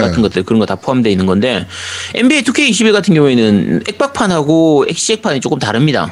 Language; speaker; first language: Korean; native; Korean